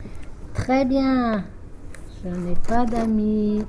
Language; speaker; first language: French; non-native, fluent; English